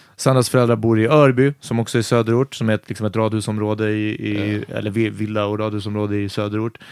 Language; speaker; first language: Swedish; native; Swedish